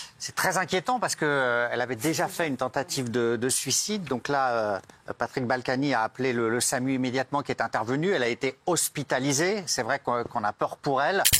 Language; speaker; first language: French; native; French